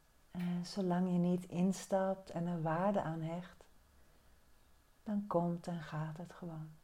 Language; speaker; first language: Dutch; native; Dutch